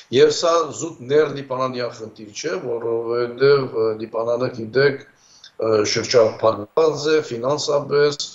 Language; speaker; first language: Armenian; early bilingual, heritage; Armenian